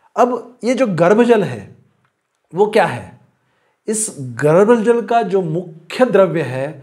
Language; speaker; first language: Hindi; non-native, local second language; Marathi